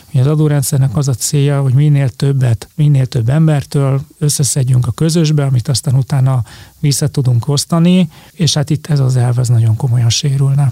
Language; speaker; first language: Hungarian; native; Hungarian